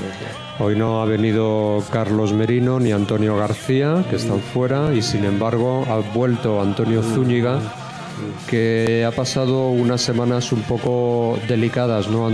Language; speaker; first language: Spanish; native; Spanish